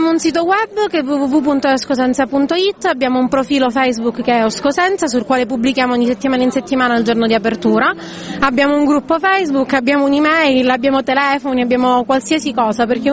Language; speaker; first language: Italian; native; Italian